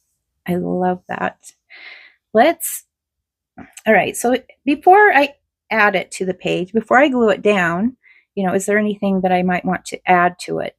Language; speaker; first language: English; native; English